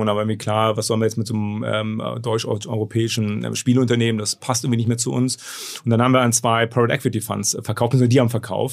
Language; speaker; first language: German; native; German